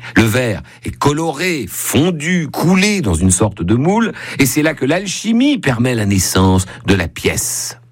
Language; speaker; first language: French; native; French